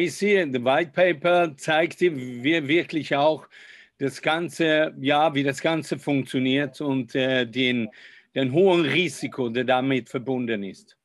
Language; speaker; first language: German; non-native, fluent; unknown